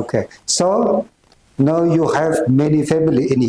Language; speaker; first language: English; non-native, learner; Indonesian